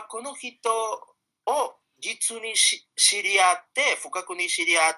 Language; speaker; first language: Japanese; non-native, fluent; Spanish